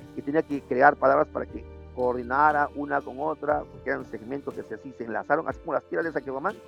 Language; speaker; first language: Spanish; native; Spanish